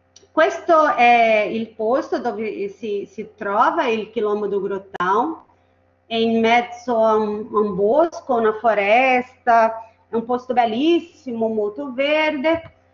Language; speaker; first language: Italian; non-native, fluent; Portuguese